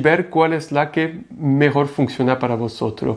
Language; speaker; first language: Spanish; non-native, fluent; French